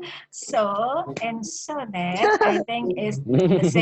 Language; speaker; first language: English; non-native, learner; Indonesian